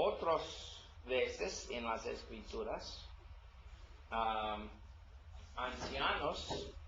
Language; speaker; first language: Spanish; non-native, learner; English